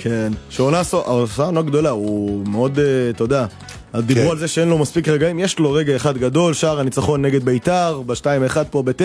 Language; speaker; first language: Hebrew; native; Hebrew